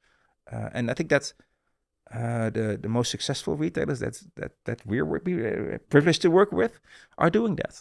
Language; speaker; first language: English; non-native, fluent; Dutch